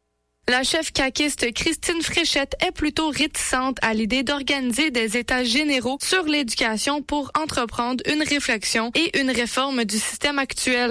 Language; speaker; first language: French; native; French